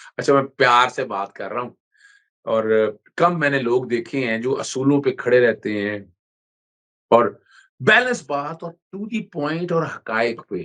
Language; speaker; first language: Urdu; non-native, local second language; Punjabi